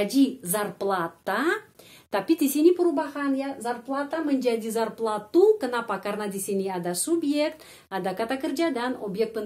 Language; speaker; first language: Indonesian; non-native, fluent; Russian